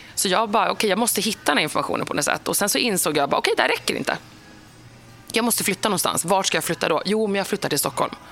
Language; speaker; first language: Swedish; native; Swedish